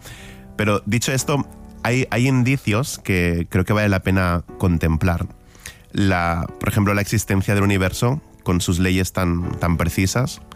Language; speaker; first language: Spanish; native; Spanish